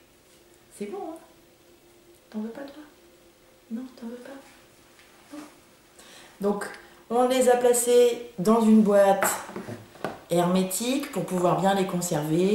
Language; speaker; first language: French; native; French